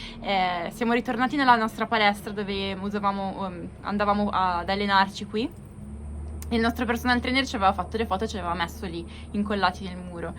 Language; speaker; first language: Italian; native; Italian